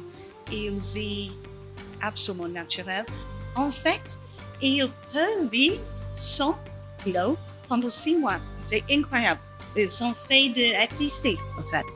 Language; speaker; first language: French; non-native, learner; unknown